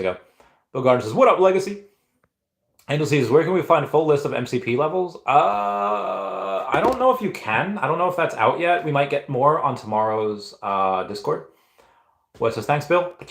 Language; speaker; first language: English; native; English